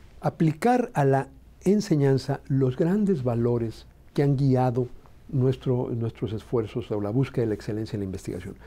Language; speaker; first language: Spanish; native; Spanish